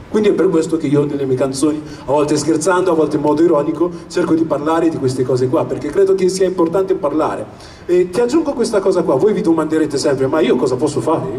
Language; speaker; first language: Italian; early bilingual, other home language; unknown